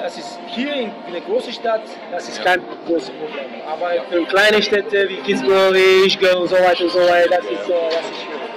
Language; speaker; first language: German; non-native, learner; English